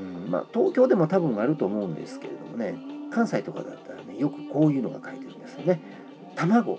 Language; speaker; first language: Japanese; native; Japanese